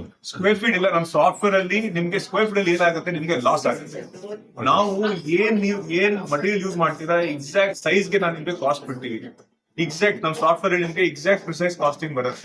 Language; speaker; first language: Kannada; non-native, local second language; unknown